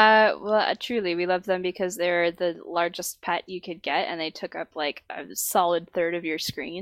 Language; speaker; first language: English; native; English